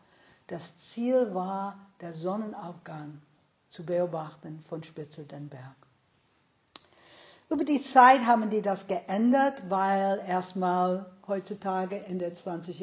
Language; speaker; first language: German; non-native, fluent; English